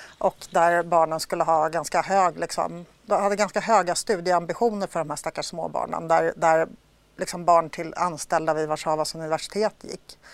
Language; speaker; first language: Swedish; early bilingual, other home language; Polish